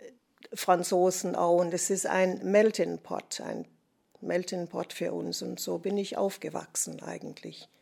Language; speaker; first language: German; non-native, fluent; English